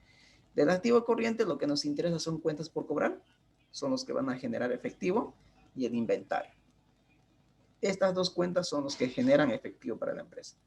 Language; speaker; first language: Spanish; native; Spanish